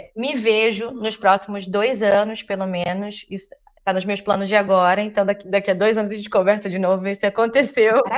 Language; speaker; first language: Portuguese; native; Portuguese